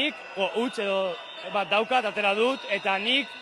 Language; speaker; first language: Basque; non-native, learner; Spanish